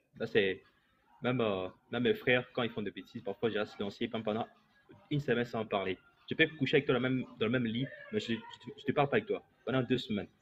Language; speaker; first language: French; non-native, local second language; Lingala